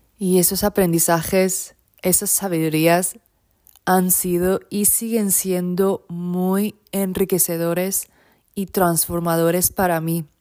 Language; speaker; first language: Spanish; non-native, fluent; Japanese